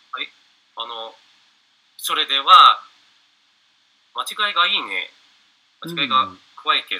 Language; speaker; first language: Japanese; non-native, learner; English